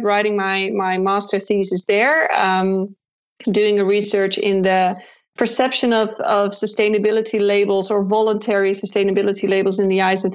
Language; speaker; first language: English; non-native, fluent; Dutch